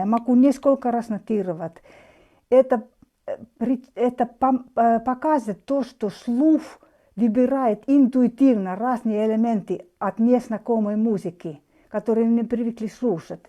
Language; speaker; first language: Russian; non-native, fluent; Finnish